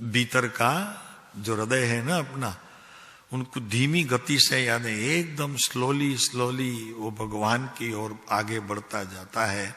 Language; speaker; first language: Hindi; non-native, local second language; Gujarati